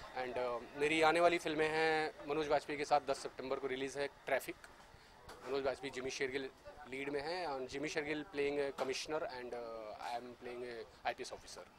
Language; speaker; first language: Hindi; non-native, local second language; Bhojpuri